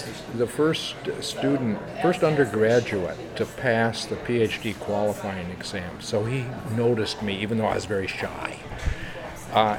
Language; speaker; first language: English; native; English